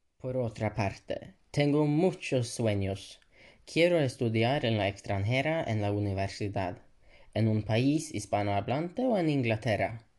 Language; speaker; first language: Spanish; non-native, learner; Norwegian